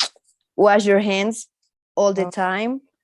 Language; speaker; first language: English; non-native, learner; Spanish